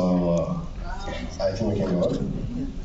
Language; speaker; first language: English; non-native, learner; French